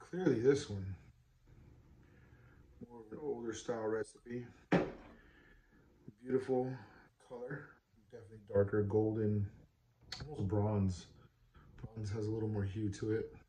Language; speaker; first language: English; native; English